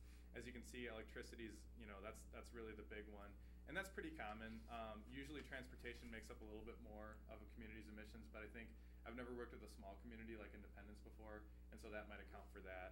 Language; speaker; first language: English; native; English